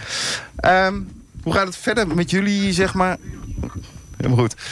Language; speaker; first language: Dutch; native; Dutch